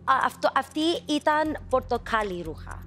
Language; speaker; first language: Greek; early bilingual, heritage; Greek